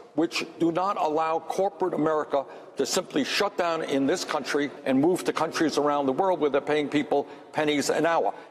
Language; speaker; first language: English; non-native, fluent; Chinese